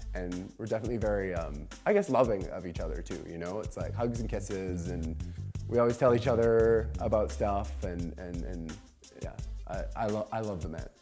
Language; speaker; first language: English; native; English